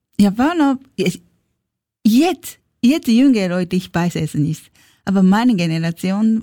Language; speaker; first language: German; non-native, learner; Japanese